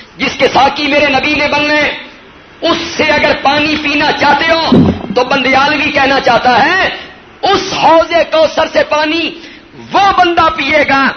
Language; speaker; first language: Urdu; non-native, local second language; Punjabi